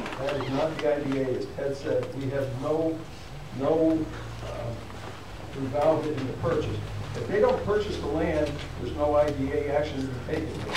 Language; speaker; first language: English; native; English